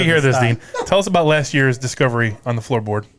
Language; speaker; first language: English; native; English